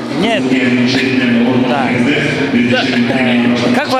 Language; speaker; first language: Russian; non-native, learner; Kyrgyz